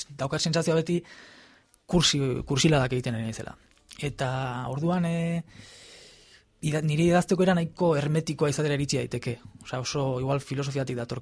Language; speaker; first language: Basque; native; Basque